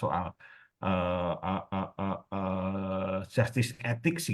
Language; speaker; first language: Indonesian; native; Indonesian